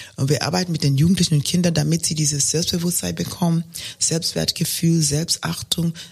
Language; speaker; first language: German; non-native, fluent; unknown